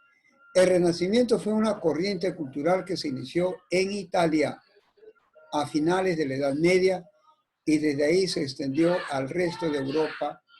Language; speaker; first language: Spanish; native; Spanish